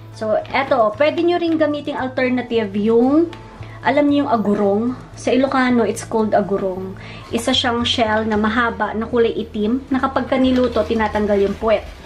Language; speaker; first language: Filipino; non-native, local second language; Iloko